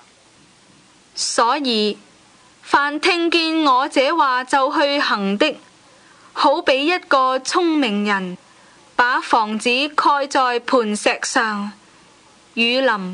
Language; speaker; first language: Cantonese; native; Cantonese